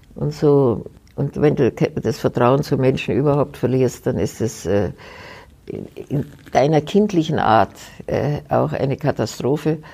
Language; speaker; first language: German; native; German